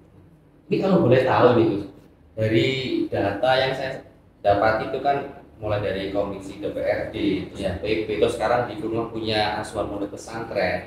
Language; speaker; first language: Indonesian; native; Indonesian